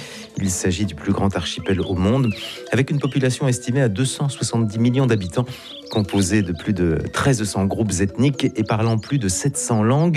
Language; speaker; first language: French; native; French